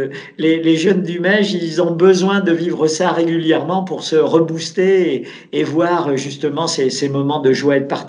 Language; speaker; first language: French; native; French